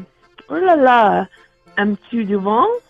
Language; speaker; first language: French; non-native, learner; English